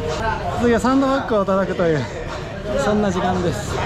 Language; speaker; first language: Japanese; native; Japanese